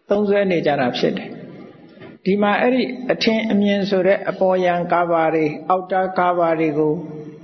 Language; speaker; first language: English; non-native, fluent; Burmese